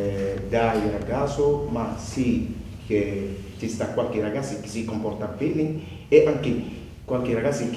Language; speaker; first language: Italian; non-native, learner; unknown